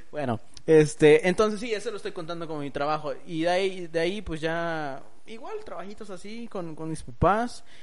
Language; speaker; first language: Spanish; early bilingual, heritage; Spanish